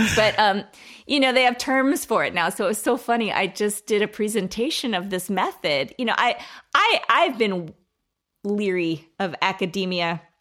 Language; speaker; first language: English; native; English